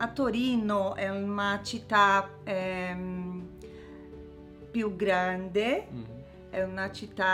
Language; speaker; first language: Italian; non-native, learner; Portuguese